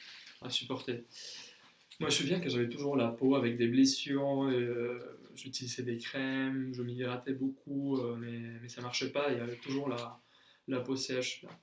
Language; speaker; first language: French; non-native, fluent; Spanish